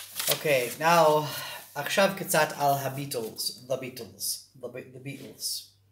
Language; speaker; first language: English; native; English